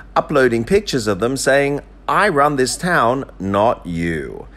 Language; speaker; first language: English; native; English